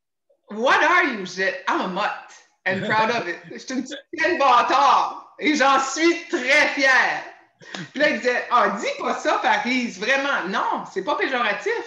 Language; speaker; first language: French; native; French